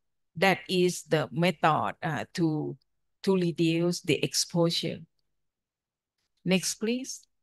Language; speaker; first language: English; non-native, fluent; Thai